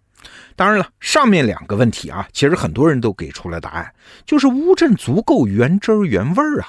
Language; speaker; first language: Chinese; native; Chinese